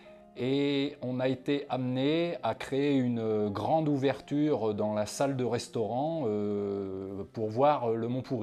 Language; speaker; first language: French; native; French